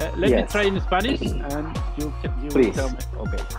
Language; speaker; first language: English; non-native, learner; Spanish